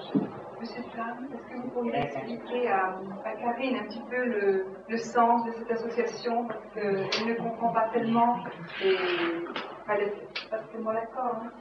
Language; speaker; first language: French; native; French